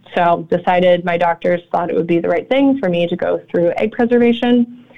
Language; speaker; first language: English; native; English